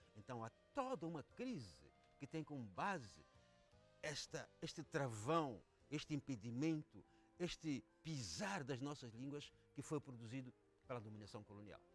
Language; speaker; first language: Portuguese; non-native, local second language; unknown